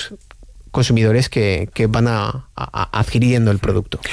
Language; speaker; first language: Spanish; native; Spanish